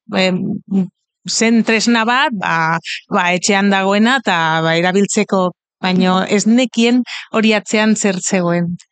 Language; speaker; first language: Basque; non-native, fluent; Catalan